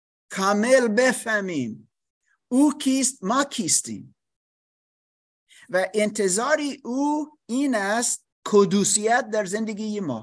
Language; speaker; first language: Persian; non-native, learner; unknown